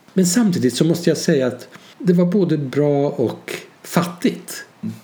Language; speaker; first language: Swedish; early bilingual, other home language; Hungarian